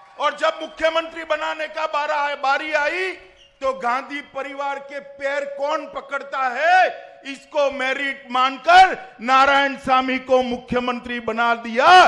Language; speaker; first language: Hindi; non-native, local second language; Gujarati